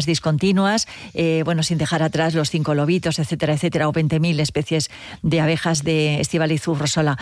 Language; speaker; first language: Spanish; native; Spanish